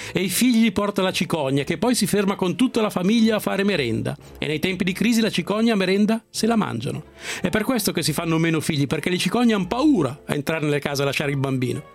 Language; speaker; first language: Italian; native; Italian